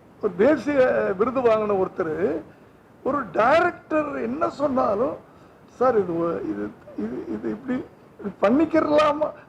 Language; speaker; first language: Tamil; native; Tamil